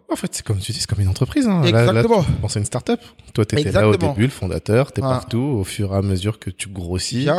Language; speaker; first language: French; native; French